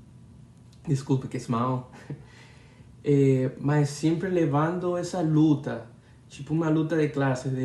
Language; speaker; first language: Portuguese; non-native, learner; Spanish